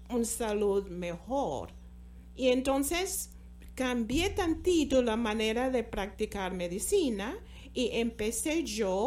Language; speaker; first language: Spanish; non-native, fluent; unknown